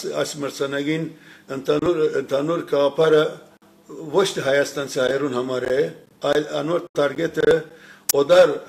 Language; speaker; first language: Armenian; early bilingual, heritage; Armenian